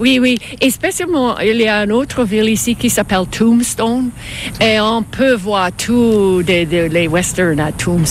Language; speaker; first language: French; non-native, fluent; English